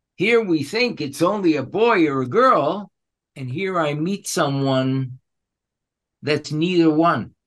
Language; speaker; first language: English; early bilingual, other home language; Spanish